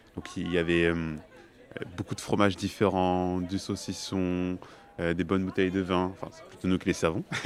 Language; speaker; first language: French; native; French